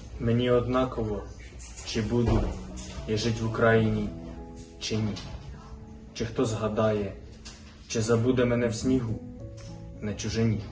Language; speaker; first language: Ukrainian; native; Ukrainian